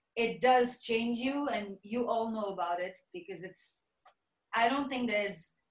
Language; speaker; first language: English; non-native, local second language; French